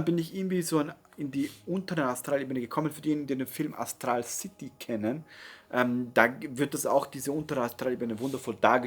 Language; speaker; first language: German; native; German